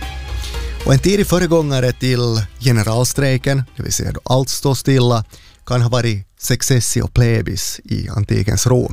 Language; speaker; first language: Swedish; native; Swedish